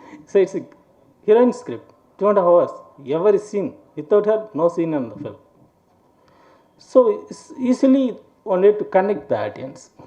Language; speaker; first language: English; non-native, local second language; Tamil